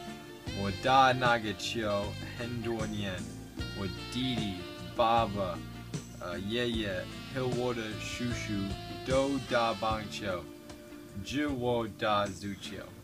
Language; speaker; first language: Chinese; non-native, learner; English